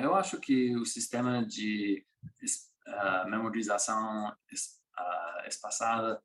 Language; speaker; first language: Portuguese; non-native, fluent; English